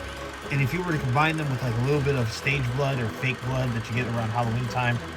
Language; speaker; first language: English; native; English